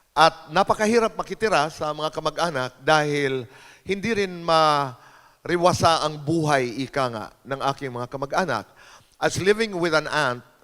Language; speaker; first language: Filipino; non-native, local second language; Waray